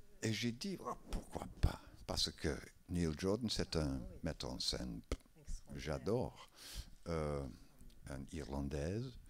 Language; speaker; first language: French; non-native, learner; English